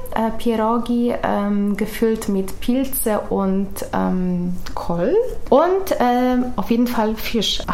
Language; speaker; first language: German; non-native, fluent; Polish